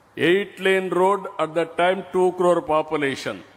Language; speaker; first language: English; non-native, local second language; Telugu